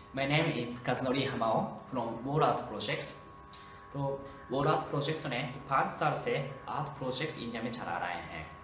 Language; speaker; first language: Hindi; non-native, fluent; Japanese